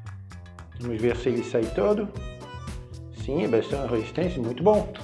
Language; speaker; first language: Portuguese; non-native, fluent; French